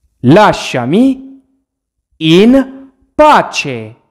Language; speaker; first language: Italian; non-native, fluent; Arabic